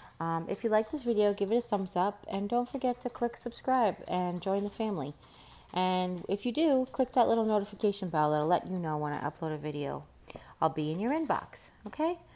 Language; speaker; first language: English; native; English